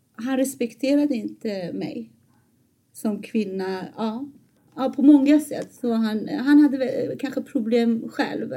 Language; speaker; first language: Swedish; non-native, fluent; Persian